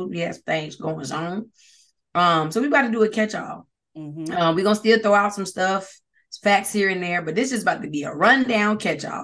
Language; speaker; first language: English; native; English